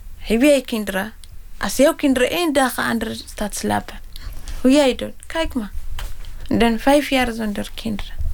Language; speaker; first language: Dutch; non-native, learner; Tigrinya